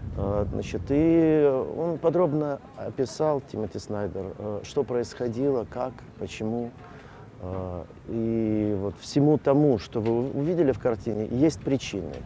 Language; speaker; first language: Russian; native; Russian